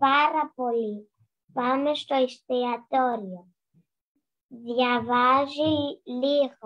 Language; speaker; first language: Greek; non-native, learner; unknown